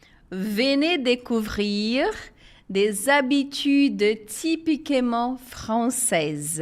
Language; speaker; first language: French; non-native, fluent; Portuguese